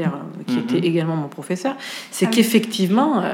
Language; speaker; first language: French; native; French